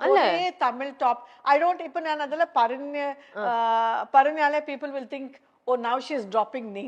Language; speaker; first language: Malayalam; non-native, local second language; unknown